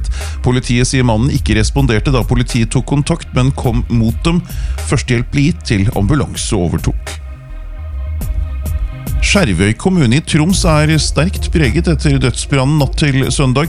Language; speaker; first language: Norwegian; native; Norwegian